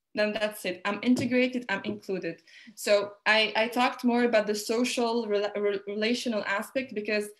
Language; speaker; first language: English; non-native, fluent; Arabic